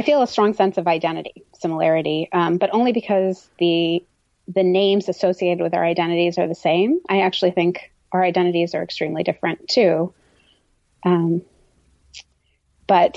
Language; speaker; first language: English; native; English